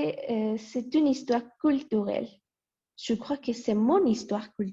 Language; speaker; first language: French; non-native, learner; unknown